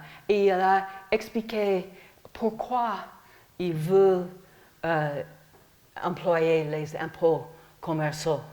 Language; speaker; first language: French; non-native, fluent; English